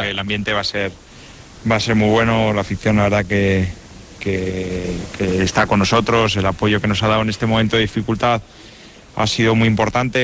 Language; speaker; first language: Spanish; native; Spanish